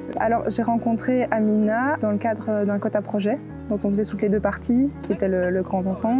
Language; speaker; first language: French; native; French